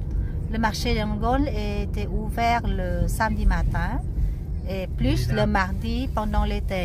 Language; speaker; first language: French; non-native, learner; Vietnamese